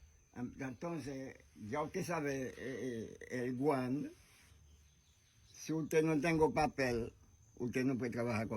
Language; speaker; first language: Spanish; non-native, learner; Haitian Creole